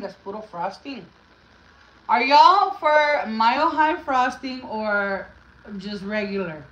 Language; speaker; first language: English; early bilingual, other home language; Spanish